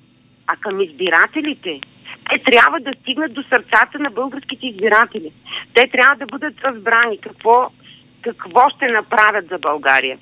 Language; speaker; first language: Bulgarian; native; Bulgarian